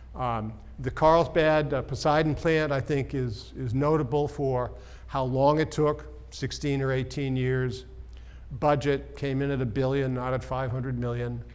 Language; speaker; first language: English; native; English